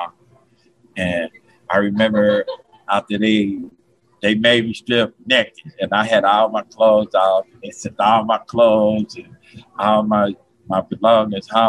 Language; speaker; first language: English; native; English